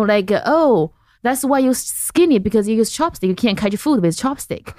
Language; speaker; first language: English; non-native, fluent; Chinese